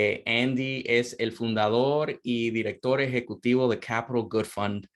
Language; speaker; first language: Spanish; non-native, fluent; English